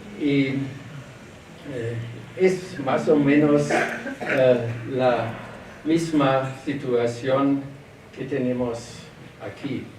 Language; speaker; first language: Spanish; non-native, learner; German